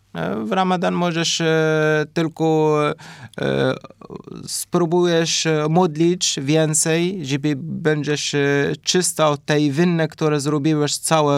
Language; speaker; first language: Polish; non-native, learner; Arabic